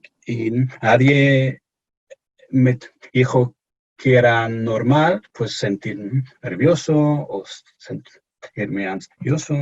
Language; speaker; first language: Spanish; non-native, fluent; English